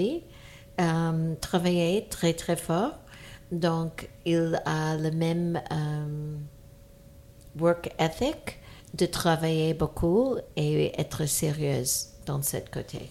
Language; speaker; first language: French; non-native, fluent; English